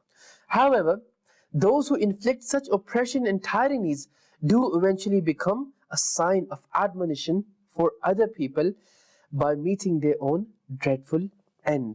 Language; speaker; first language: English; non-native, local second language; Urdu